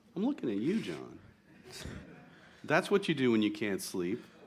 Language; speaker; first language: English; native; English